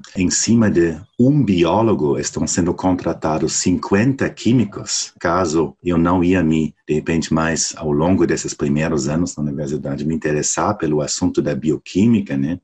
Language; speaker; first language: Portuguese; non-native, fluent; German